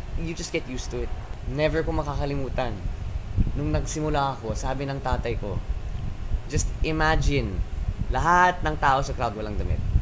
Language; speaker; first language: Filipino; native; Filipino